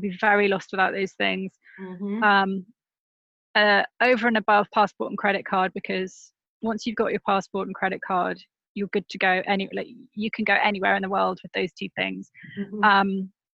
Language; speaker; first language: English; native; English